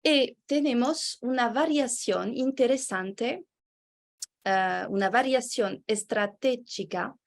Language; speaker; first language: Spanish; non-native, fluent; French